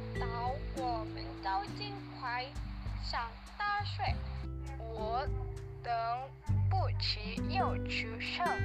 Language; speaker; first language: Chinese; non-native, learner; Indonesian